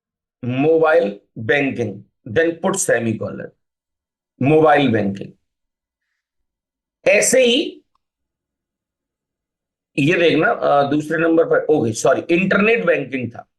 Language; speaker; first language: Hindi; native; Hindi